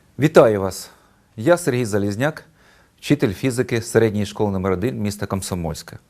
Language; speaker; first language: Ukrainian; native; Ukrainian